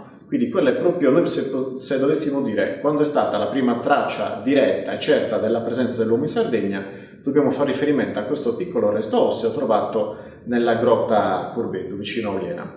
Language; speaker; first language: Italian; native; Italian